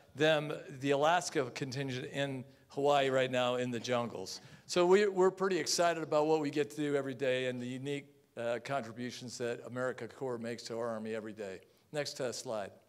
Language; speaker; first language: English; native; English